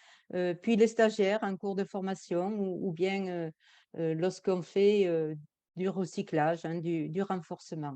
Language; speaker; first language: French; native; French